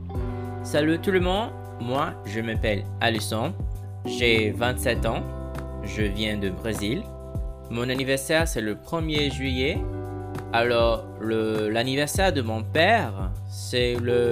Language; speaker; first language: French; non-native, fluent; Portuguese